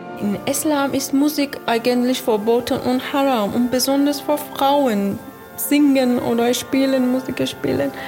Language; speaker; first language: German; non-native, learner; Persian